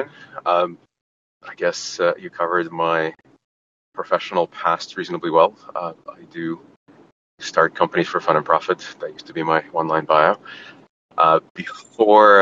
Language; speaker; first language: English; non-native, fluent; Ukrainian